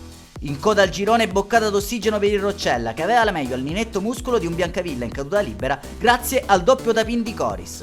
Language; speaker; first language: Italian; native; Italian